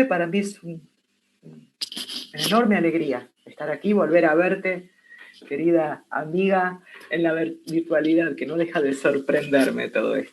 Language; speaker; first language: Spanish; native; Spanish